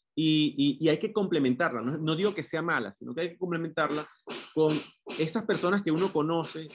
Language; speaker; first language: Spanish; native; Spanish